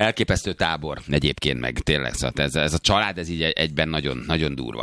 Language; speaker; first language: Hungarian; native; Hungarian